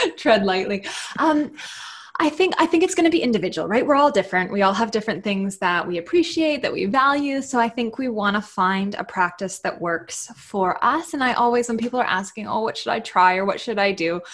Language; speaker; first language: English; native; English